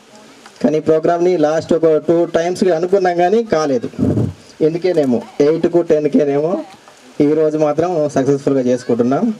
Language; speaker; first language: Telugu; native; Telugu